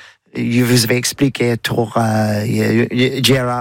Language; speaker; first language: French; non-native, learner; English